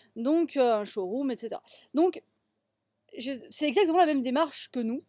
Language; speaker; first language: French; native; French